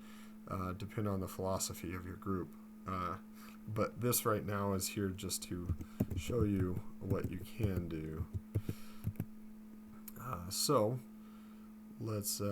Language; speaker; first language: English; native; English